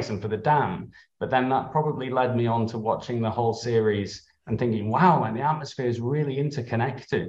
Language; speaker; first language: English; native; English